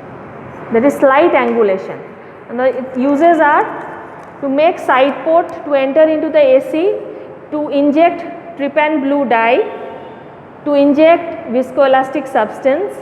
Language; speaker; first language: English; non-native, local second language; Bangla